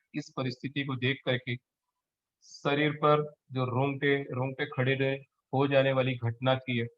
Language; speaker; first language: Hindi; non-native, local second language; Marathi